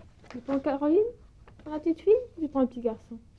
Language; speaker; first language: French; native; French